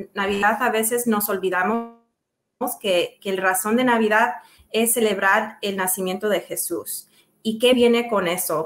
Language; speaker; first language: Spanish; early bilingual, other home language; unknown